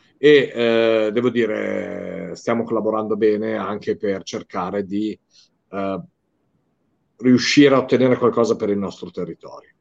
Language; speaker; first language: Italian; native; Italian